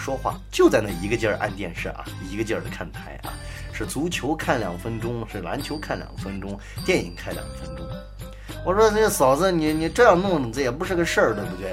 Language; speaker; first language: Chinese; native; Chinese